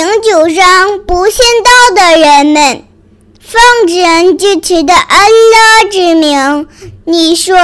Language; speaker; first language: Chinese; early bilingual, heritage; Chinese